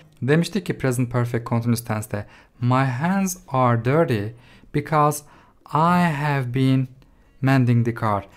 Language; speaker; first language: English; non-native, fluent; Turkish